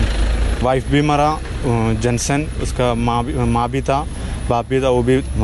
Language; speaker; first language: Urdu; non-native, local second language; Malayalam